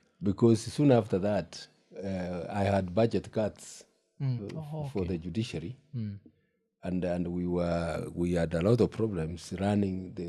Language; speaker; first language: English; non-native, local second language; Gusii